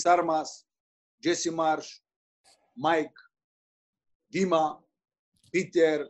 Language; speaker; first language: English; non-native, learner; Bulgarian